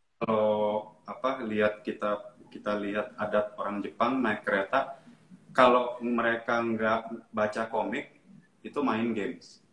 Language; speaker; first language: Indonesian; non-native, local second language; Japanese